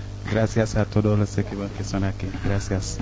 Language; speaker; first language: Spanish; non-native, learner; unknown